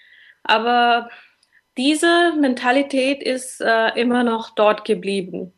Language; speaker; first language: German; non-native, learner; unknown